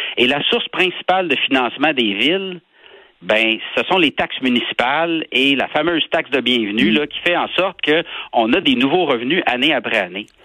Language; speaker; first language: French; native; French